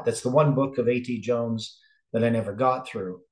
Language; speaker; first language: English; native; English